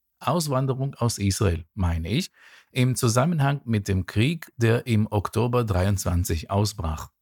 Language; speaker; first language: German; non-native, fluent; Hebrew